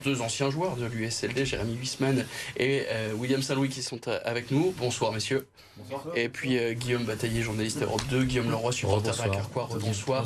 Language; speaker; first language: French; native; French